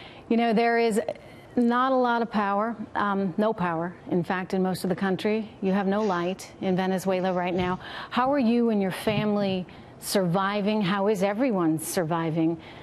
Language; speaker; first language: English; native; English